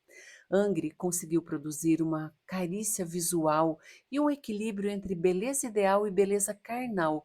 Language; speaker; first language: Portuguese; native; Portuguese